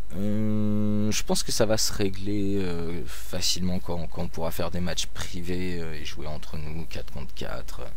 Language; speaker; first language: French; native; French